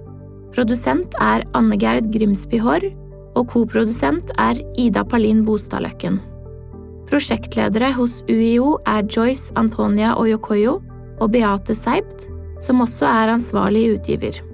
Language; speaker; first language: Norwegian; native; Norwegian